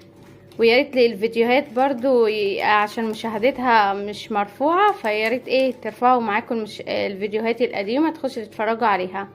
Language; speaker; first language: Arabic; native; Arabic